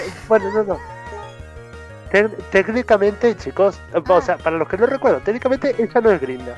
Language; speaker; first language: Spanish; native; Spanish